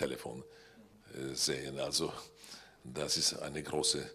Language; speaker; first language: German; non-native, fluent; Polish